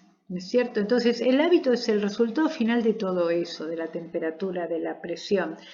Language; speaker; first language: Spanish; native; Spanish